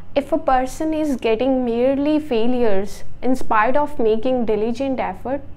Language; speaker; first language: English; non-native, local second language; Punjabi